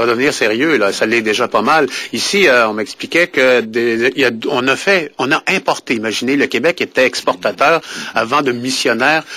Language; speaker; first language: French; native; French